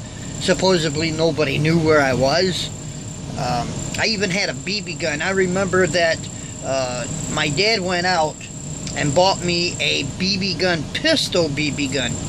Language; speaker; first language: English; native; English